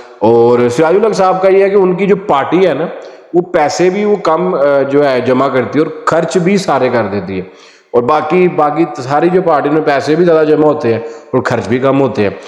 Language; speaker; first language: Urdu; non-native, local second language; Punjabi